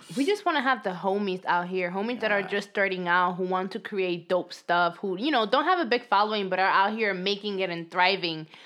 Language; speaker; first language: English; early bilingual, other home language; Spanish